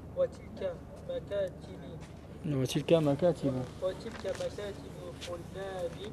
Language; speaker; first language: Arabic; non-native, learner; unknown